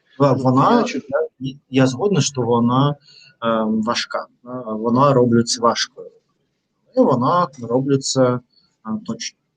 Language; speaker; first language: Ukrainian; non-native, learner; Russian